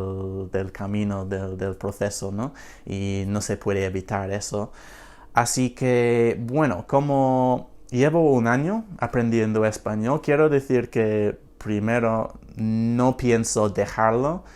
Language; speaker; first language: Spanish; non-native, fluent; English